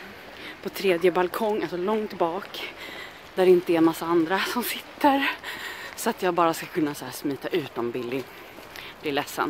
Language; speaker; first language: Swedish; native; Swedish